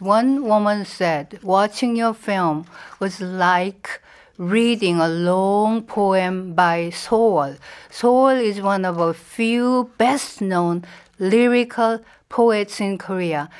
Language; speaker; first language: English; non-native, fluent; Korean